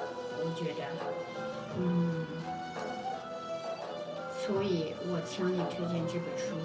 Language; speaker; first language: Chinese; non-native, local second language; Uyghur